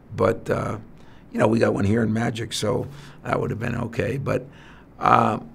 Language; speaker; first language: English; native; English